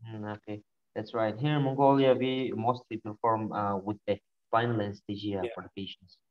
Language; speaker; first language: English; non-native, learner; Mongolian